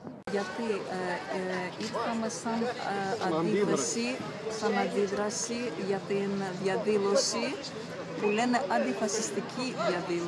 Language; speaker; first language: Greek; non-native, fluent; Ukrainian